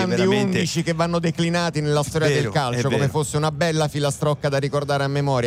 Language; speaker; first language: Italian; native; Italian